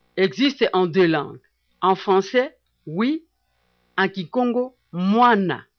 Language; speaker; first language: French; non-native, local second language; Kongo